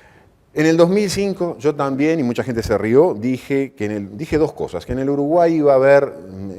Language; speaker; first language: Spanish; native; Spanish